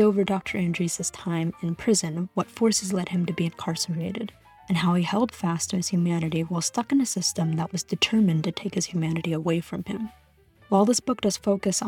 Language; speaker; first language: English; native; English